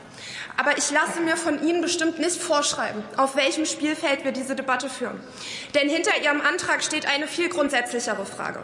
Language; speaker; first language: German; early bilingual, other home language; Arabic